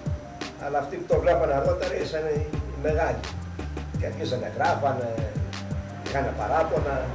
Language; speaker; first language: Greek; early bilingual, heritage; Greek